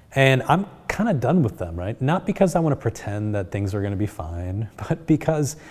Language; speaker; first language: English; early bilingual, other home language; Spanish